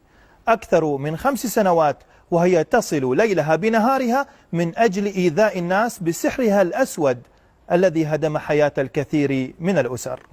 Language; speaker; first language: Arabic; native; Arabic